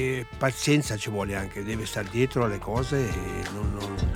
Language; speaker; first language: Italian; non-native, local second language; German